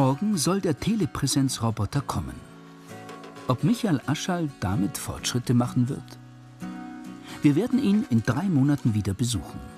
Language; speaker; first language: German; native; German